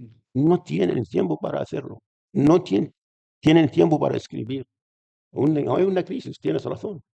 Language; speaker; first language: Spanish; non-native, fluent; Arabic